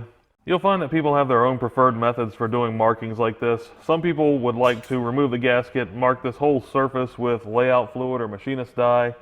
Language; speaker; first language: English; native; English